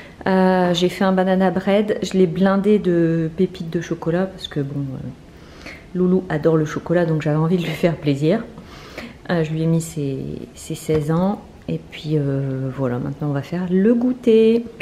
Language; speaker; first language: French; native; French